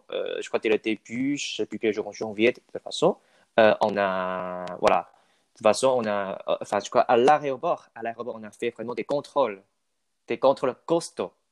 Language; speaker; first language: French; non-native, fluent; Chinese